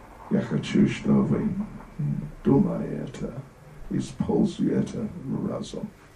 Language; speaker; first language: Russian; non-native, learner; English